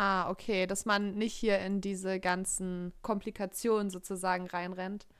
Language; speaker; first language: German; native; German